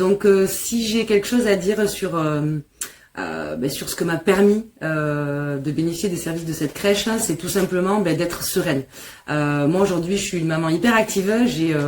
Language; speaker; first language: French; native; French